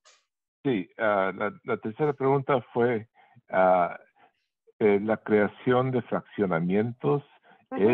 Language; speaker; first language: Spanish; early bilingual, heritage; Spanish